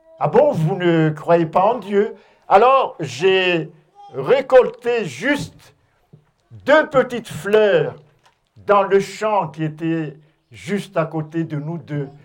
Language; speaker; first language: French; native; French